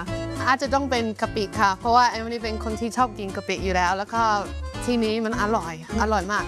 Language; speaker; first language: Thai; non-native, fluent; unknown